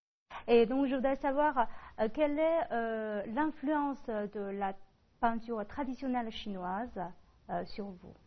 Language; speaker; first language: French; non-native, fluent; Chinese